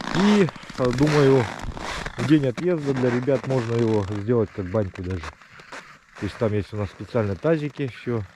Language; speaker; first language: Russian; native; Russian